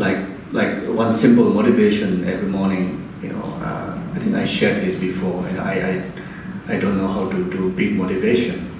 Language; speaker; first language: English; non-native, fluent; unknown